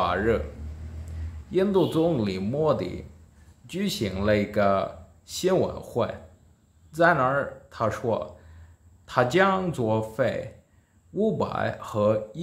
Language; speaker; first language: Chinese; non-native, learner; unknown